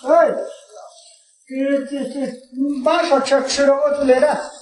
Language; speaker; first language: Chinese; native; Chinese